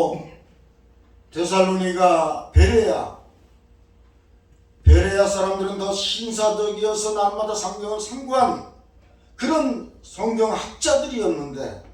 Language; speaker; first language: Korean; native; Korean